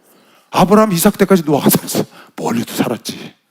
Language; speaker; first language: Korean; native; Korean